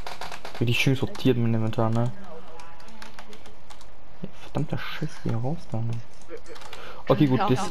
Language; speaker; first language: German; native; German